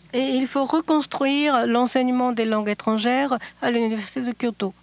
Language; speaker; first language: French; non-native, fluent; Japanese